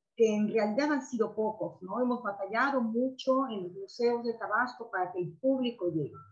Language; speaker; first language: Spanish; native; Spanish